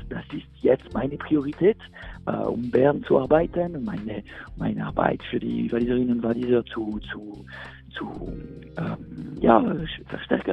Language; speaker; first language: German; non-native, local second language; French